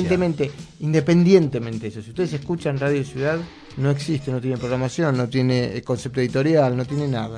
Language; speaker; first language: Spanish; native; Spanish